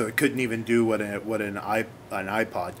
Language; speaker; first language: English; native; English